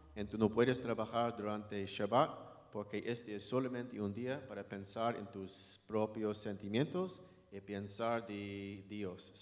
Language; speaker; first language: Spanish; non-native, learner; English